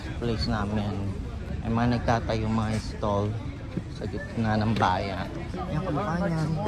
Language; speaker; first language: Filipino; native; Filipino